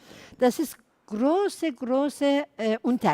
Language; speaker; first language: German; non-native, learner; Turkish